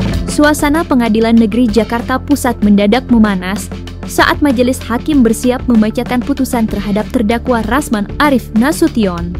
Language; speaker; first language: Indonesian; native; Indonesian